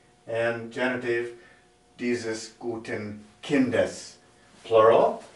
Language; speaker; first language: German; non-native, fluent; English